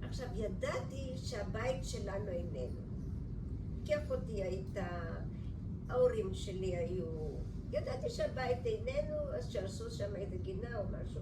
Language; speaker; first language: Hebrew; early bilingual, other home language; Bulgarian